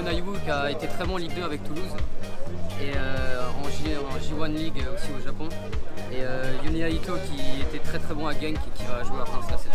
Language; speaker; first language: French; native; French